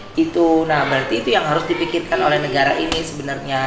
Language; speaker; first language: Indonesian; native; Indonesian